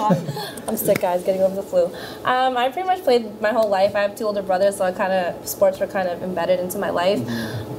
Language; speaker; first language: English; early bilingual, other home language; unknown